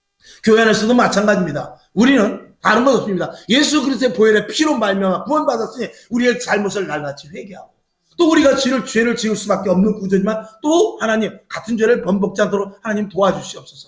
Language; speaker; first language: Korean; native; Korean